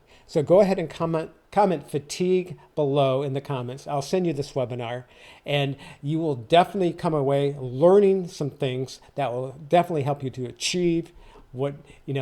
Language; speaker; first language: English; native; English